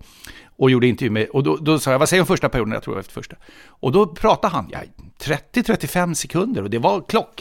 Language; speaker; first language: Swedish; native; Swedish